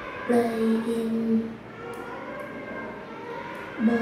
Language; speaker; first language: English; non-native, learner; Vietnamese